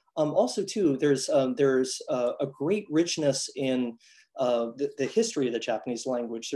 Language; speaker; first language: English; native; English